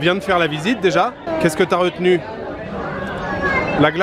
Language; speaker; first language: French; native; French